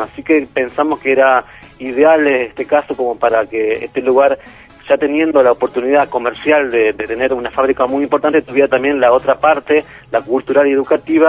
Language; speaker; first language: Spanish; native; Spanish